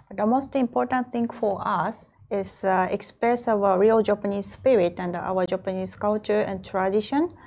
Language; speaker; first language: English; non-native, fluent; Japanese